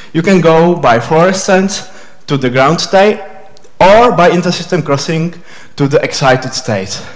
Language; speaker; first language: English; non-native, fluent; Czech